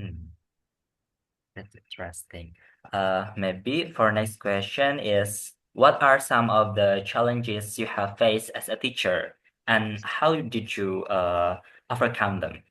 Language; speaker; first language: English; non-native, learner; Indonesian